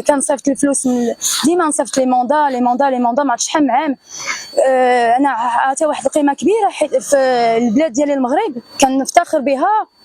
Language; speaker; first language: Arabic; early bilingual, heritage; Arabic